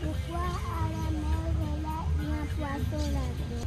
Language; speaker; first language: French; early bilingual, other home language; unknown